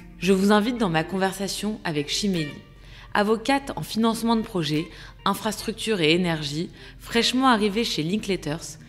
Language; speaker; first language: French; native; French